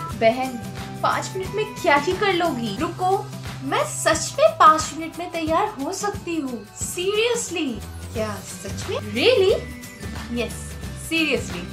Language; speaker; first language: Hindi; non-native, local second language; Bangla